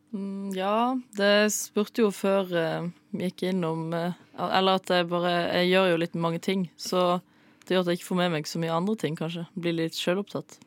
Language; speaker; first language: Norwegian; native; Norwegian